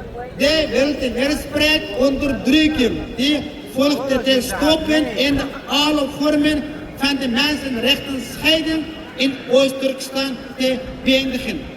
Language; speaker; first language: Dutch; non-native, local second language; Uyghur